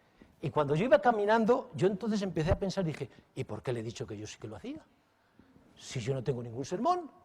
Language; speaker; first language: Spanish; native; Spanish